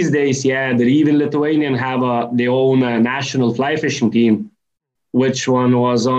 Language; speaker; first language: English; non-native, fluent; Lithuanian